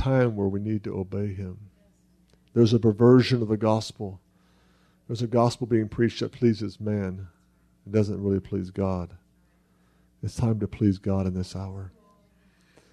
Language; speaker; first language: English; native; English